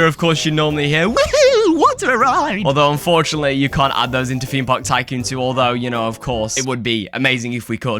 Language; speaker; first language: English; native; English